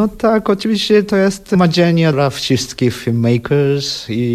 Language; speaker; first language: Polish; non-native, learner; Japanese